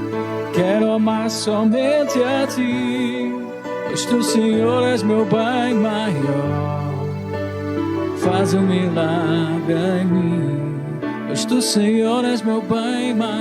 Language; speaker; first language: Portuguese; native; Portuguese